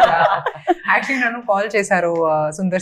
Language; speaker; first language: Telugu; non-native, fluent; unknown